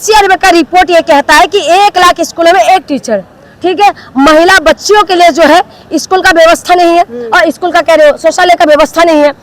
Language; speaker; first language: Hindi; non-native, local second language; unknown